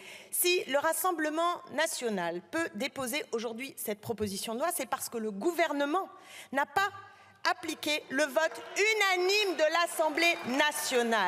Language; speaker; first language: French; native; French